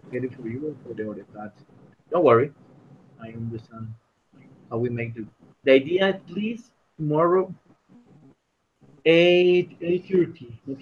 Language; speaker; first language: English; non-native, learner; Spanish